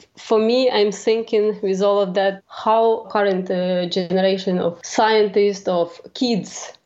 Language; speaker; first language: English; non-native, fluent; Ukrainian